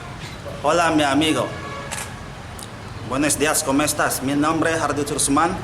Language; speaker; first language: Spanish; non-native, learner; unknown